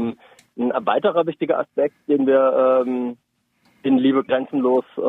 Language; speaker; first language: German; native; German